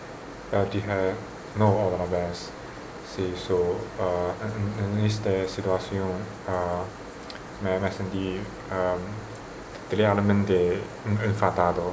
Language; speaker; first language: Spanish; non-native, learner; Chinese